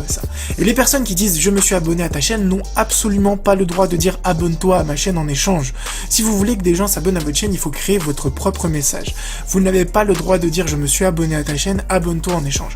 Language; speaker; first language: French; native; French